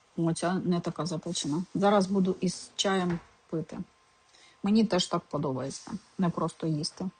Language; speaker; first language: Ukrainian; native; Ukrainian